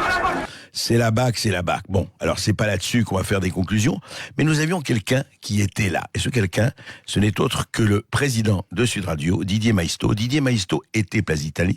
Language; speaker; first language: French; native; French